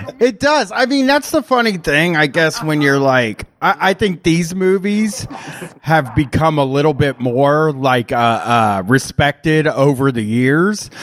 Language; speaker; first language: English; native; English